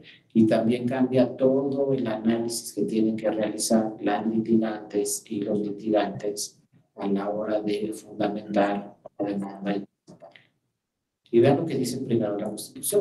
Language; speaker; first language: Spanish; native; Spanish